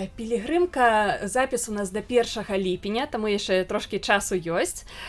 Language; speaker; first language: Belarusian; native; Belarusian